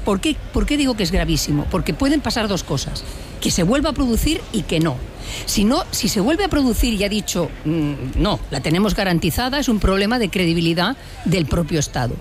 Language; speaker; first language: Spanish; native; Spanish